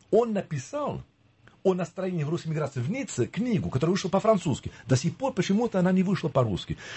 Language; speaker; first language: Russian; non-native, fluent; French